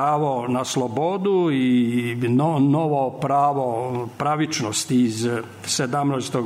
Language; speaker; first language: Serbian; native; Serbian